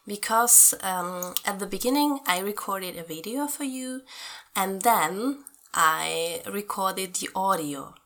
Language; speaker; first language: English; non-native, fluent; Czech